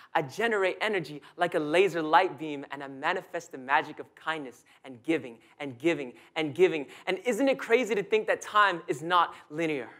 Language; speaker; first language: English; native; English